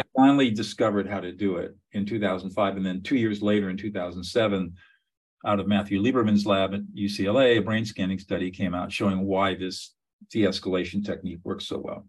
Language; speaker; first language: English; native; English